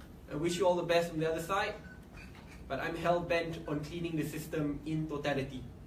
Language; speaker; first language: English; non-native, local second language; Malay